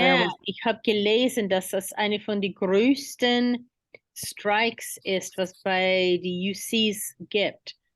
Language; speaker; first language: German; non-native, fluent; English